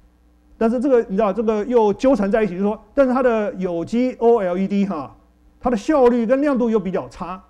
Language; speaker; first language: Chinese; native; Chinese